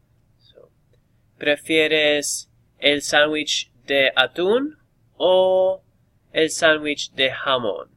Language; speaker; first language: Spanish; non-native, fluent; English